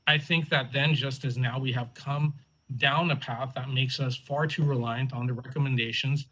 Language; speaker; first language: English; native; English